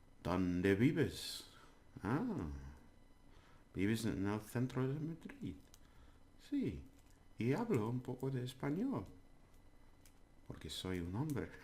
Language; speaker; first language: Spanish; non-native, learner; English